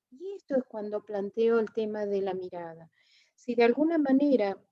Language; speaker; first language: Spanish; native; Spanish